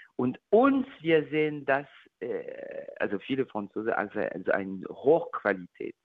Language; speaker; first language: German; non-native, learner; French